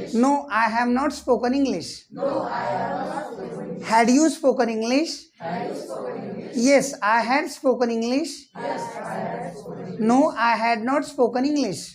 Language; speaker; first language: English; non-native, local second language; Marathi